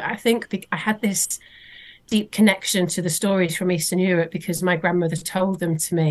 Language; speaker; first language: English; native; English